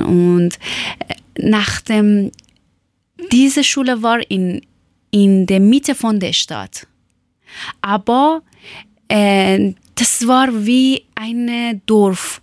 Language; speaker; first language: German; non-native, learner; Persian